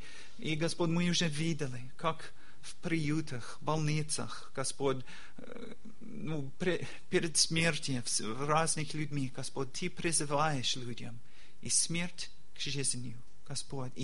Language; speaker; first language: Russian; non-native, learner; English